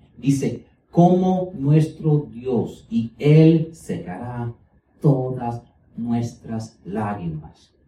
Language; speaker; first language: Spanish; early bilingual, heritage; Spanish